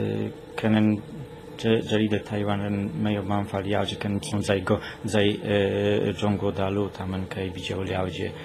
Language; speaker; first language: Chinese; non-native, learner; Polish